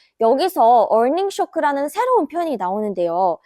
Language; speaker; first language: Korean; native; Korean